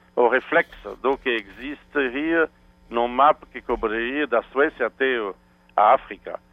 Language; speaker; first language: Portuguese; non-native, fluent; French